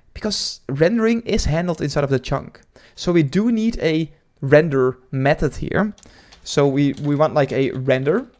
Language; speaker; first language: English; non-native, fluent; Dutch